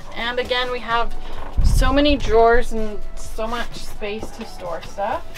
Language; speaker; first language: English; native; English